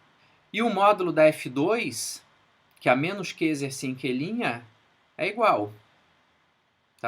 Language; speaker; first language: Portuguese; native; Portuguese